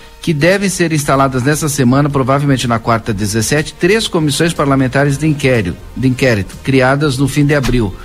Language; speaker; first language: Portuguese; native; Portuguese